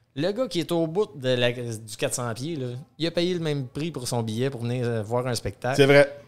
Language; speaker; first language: French; native; French